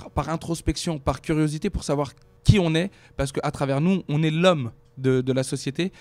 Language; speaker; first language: French; native; French